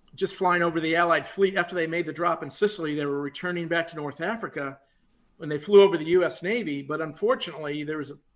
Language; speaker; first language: English; native; English